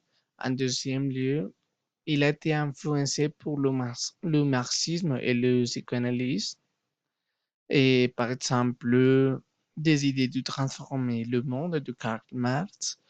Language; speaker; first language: French; non-native, learner; Spanish